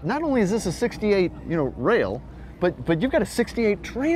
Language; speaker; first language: English; native; English